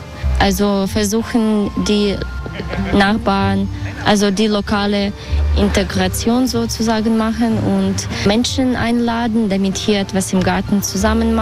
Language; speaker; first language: German; non-native, learner; Russian